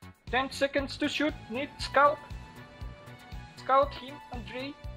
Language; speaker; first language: English; non-native, learner; Russian